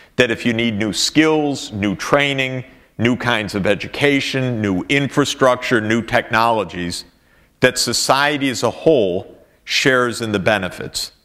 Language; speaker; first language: English; native; English